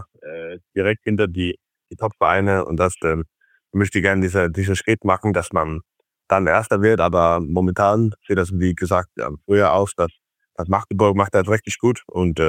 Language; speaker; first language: German; non-native, fluent; Faroese